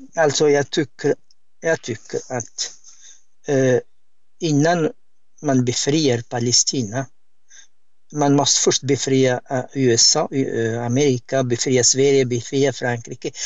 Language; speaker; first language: Swedish; non-native, fluent; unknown